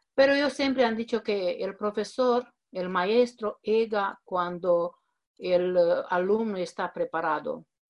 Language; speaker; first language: Spanish; non-native, fluent; Romanian